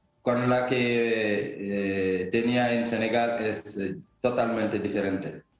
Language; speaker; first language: Spanish; non-native, fluent; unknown